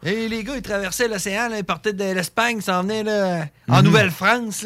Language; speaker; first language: French; native; French